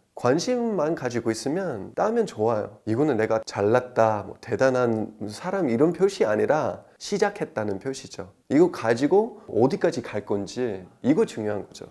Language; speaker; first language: Korean; non-native, fluent; English